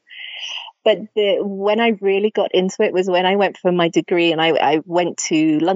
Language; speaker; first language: English; native; English